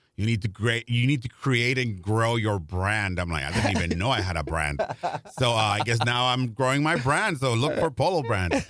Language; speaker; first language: English; non-native, fluent; Spanish